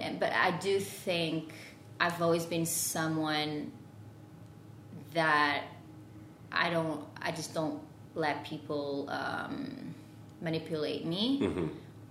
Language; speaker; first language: English; non-native, fluent; Portuguese